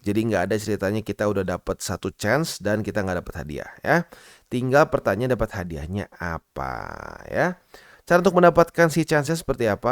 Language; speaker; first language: Indonesian; native; Indonesian